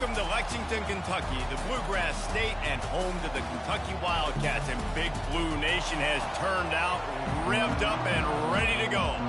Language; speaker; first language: English; native; English